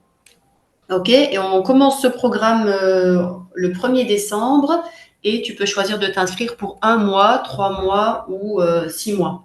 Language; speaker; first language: French; native; French